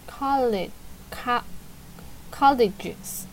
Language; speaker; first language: English; non-native, learner; Chinese